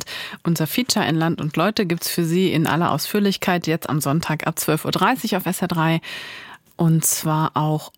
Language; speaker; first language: German; native; German